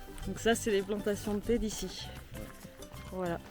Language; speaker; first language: French; native; French